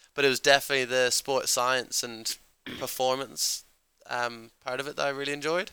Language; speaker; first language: English; native; English